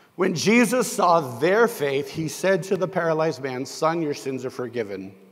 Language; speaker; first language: English; native; English